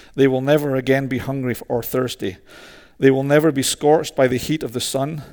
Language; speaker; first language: English; native; English